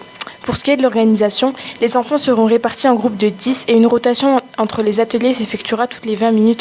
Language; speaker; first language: French; native; French